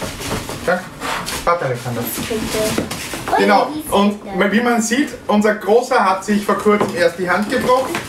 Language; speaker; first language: German; native; German